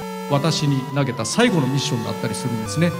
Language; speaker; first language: Japanese; native; Japanese